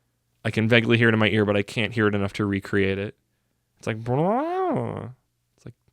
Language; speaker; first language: English; native; English